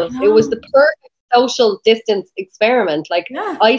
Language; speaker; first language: English; native; English